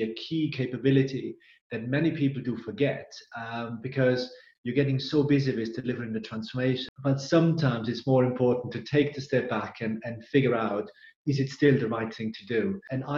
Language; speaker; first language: English; non-native, fluent; German